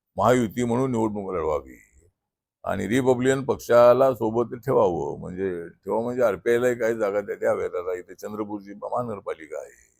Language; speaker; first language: Marathi; native; Marathi